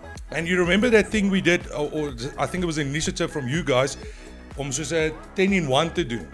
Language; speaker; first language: English; non-native, local second language; Afrikaans